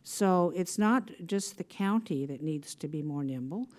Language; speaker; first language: English; native; English